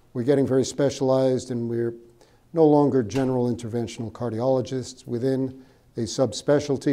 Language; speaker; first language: English; native; English